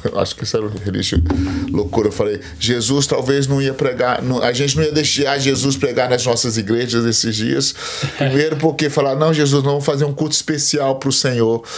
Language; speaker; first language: Portuguese; native; Portuguese